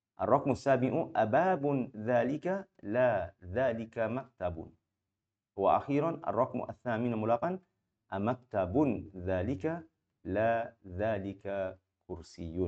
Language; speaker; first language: Arabic; non-native, fluent; Malay